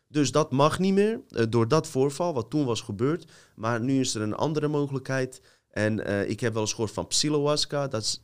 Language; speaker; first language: Dutch; native; Dutch